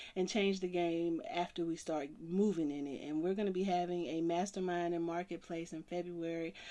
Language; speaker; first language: English; native; English